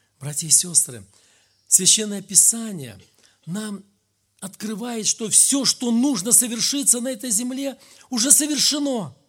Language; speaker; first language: Russian; native; Russian